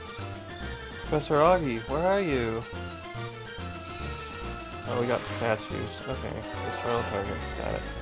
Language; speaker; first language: English; native; English